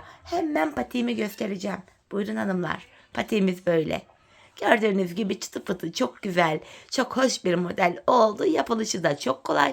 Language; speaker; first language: Turkish; native; Turkish